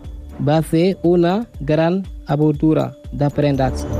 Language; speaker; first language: Catalan; non-native, learner; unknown